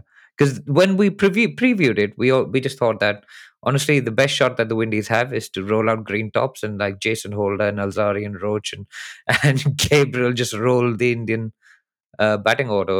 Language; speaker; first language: English; non-native, local second language; Hindi